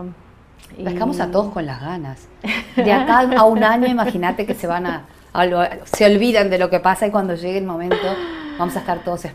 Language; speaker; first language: Spanish; native; Spanish